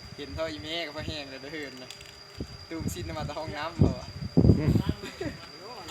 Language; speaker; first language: Thai; native; Thai